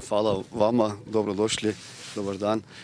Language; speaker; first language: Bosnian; non-native, learner; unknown